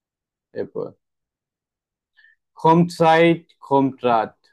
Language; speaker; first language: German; non-native, fluent; Bangla